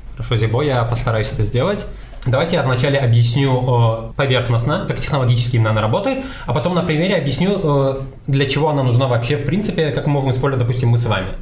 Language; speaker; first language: Russian; non-native, local second language; Tajik